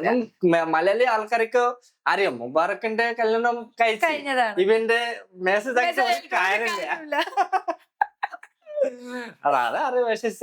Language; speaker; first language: Malayalam; non-native, fluent; Bangla